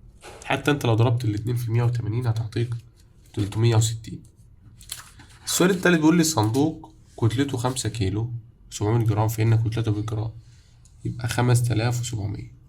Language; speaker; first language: Arabic; native; Arabic